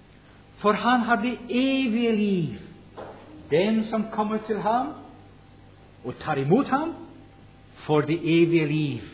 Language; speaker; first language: Norwegian; non-native, fluent; English